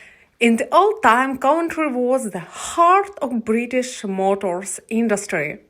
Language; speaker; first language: English; non-native, learner; Ukrainian